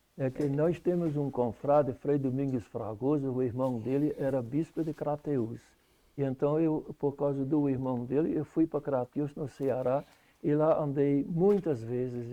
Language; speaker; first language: Portuguese; non-native, fluent; Dutch